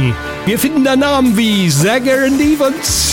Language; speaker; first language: German; native; German